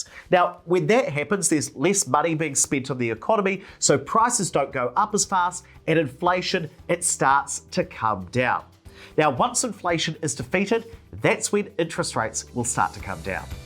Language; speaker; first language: English; native; English